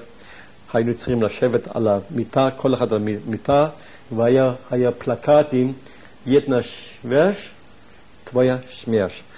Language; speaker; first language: Hebrew; non-native, fluent; German